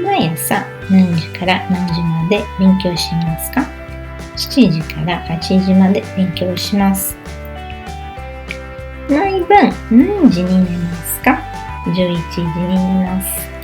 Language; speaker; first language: Japanese; non-native, learner; Portuguese